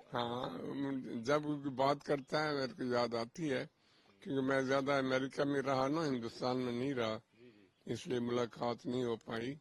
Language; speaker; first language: Urdu; non-native, local second language; Punjabi